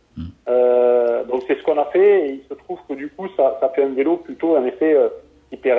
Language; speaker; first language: French; native; French